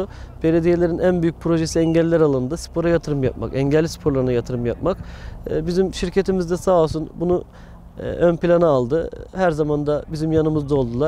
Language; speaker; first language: Turkish; native; Turkish